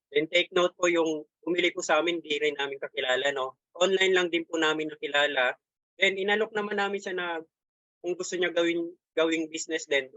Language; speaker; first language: Filipino; native; Filipino